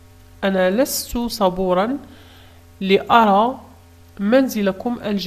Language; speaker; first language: Arabic; native; Arabic